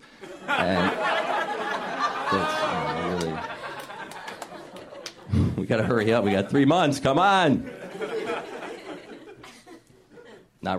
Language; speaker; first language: English; native; English